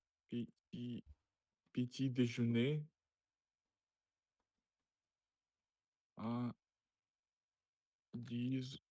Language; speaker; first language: French; non-native, learner; Russian